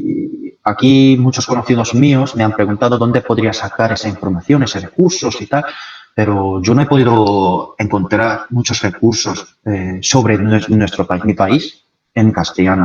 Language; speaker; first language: Spanish; non-native, fluent; Korean